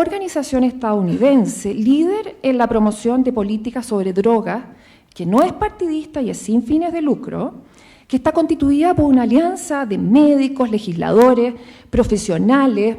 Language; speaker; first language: Spanish; native; Spanish